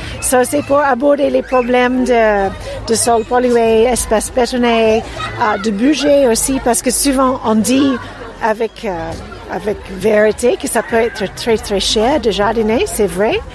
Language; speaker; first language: French; non-native, fluent; English